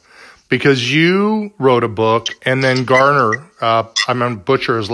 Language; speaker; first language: English; native; English